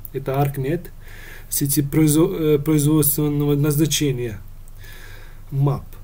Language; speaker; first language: Russian; non-native, local second language; Uzbek